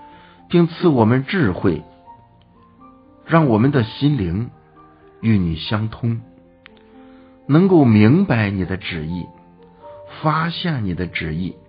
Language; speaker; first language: Chinese; native; Chinese